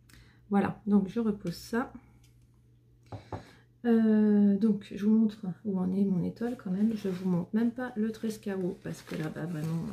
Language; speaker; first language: French; native; French